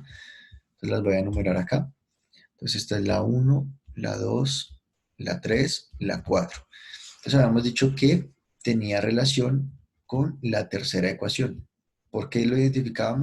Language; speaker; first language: Spanish; native; Spanish